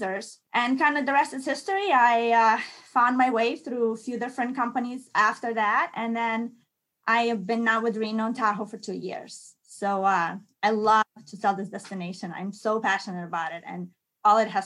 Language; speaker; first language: English; non-native, fluent; Ukrainian